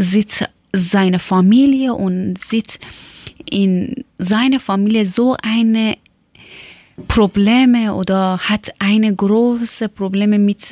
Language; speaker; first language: German; non-native, learner; Persian